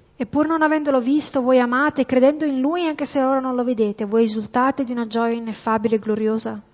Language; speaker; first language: Italian; native; Italian